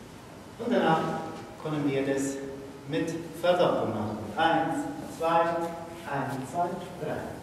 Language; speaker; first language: German; non-native, fluent; Spanish